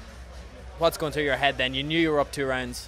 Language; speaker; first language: English; native; English